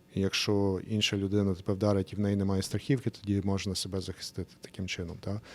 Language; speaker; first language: Ukrainian; early bilingual, heritage; English